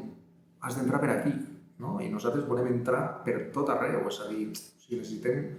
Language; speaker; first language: Catalan; native; Catalan